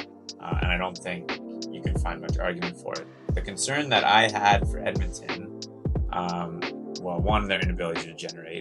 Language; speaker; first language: English; native; English